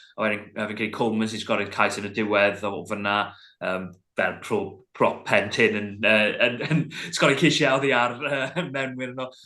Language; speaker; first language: Welsh; native; Welsh